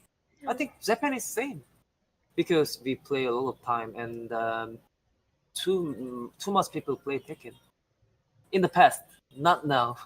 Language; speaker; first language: English; non-native, learner; Korean